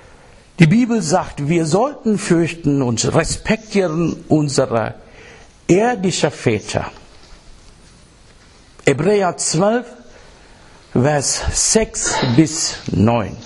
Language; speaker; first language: German; non-native, fluent; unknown